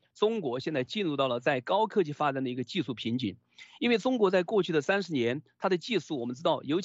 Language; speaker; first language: Chinese; native; Chinese